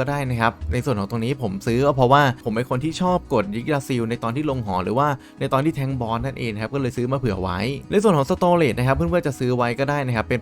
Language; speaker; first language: Thai; native; Thai